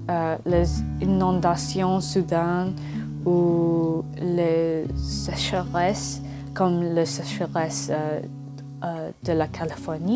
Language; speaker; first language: French; non-native, learner; English